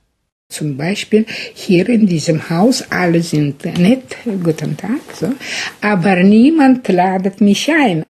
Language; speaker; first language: German; early bilingual, heritage; German